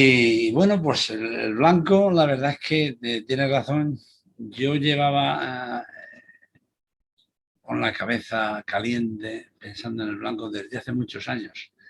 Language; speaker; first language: Spanish; native; Spanish